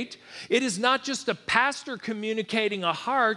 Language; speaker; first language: English; native; English